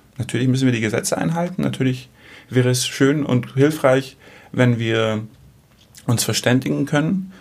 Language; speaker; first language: German; early bilingual, other home language; Greek